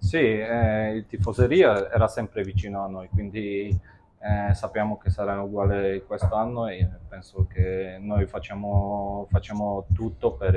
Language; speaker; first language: Italian; non-native, fluent; Polish